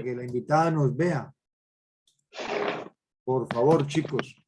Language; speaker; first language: Spanish; native; Spanish